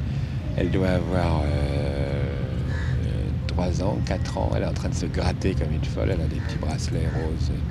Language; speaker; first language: French; native; French